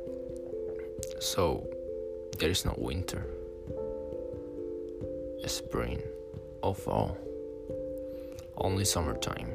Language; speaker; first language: English; non-native, fluent; Spanish